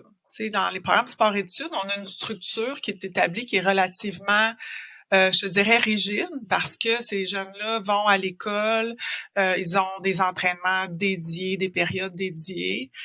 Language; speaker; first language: French; native; French